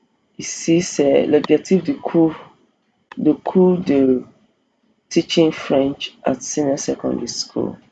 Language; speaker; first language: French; non-native, fluent; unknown